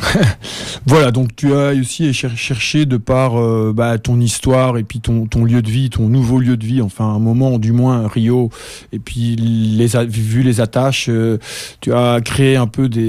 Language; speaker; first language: French; native; French